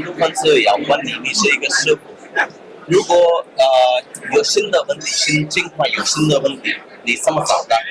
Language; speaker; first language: Chinese; non-native, learner; Hindi